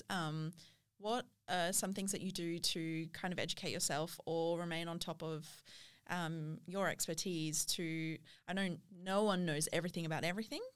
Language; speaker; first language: English; native; English